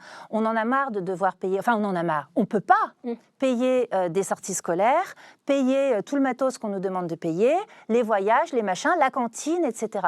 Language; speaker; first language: French; native; French